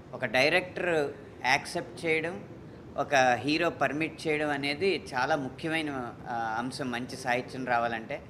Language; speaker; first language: Telugu; native; Telugu